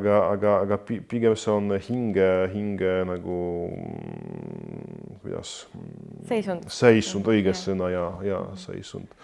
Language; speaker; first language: Estonian; non-native, fluent; Polish